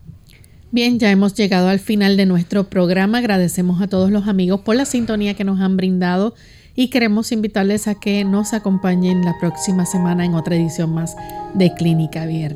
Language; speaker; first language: Spanish; native; Spanish